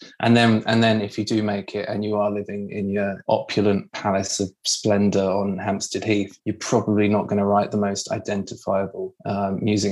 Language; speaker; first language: English; native; English